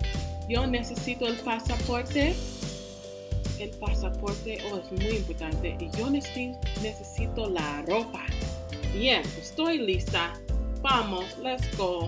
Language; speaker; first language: Spanish; non-native, fluent; English